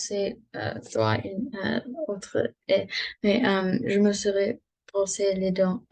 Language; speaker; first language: French; non-native, learner; English